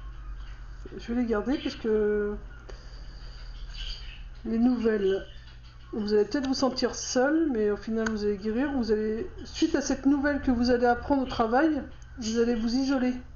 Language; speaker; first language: French; native; French